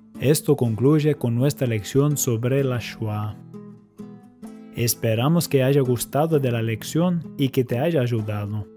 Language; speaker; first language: Spanish; non-native, fluent; English